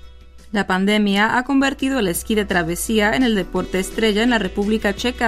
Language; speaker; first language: Spanish; native; Spanish